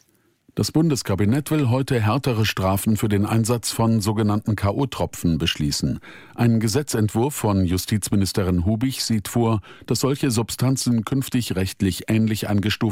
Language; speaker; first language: German; native; German